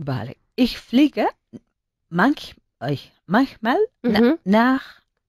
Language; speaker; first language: German; non-native, learner; Spanish